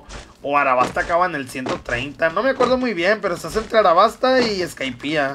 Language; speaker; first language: Spanish; native; Spanish